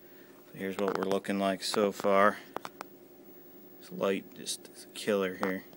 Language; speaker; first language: English; native; English